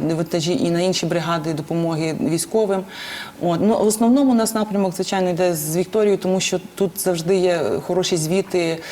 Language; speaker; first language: Ukrainian; native; Ukrainian